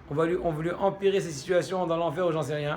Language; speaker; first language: French; native; French